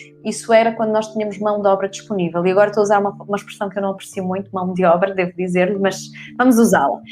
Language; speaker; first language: Portuguese; native; Portuguese